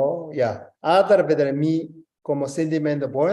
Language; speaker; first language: Spanish; non-native, learner; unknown